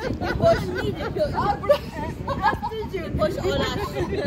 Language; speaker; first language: Portuguese; non-native, learner; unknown